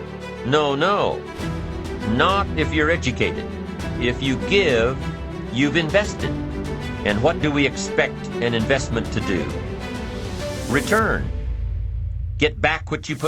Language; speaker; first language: English; native; English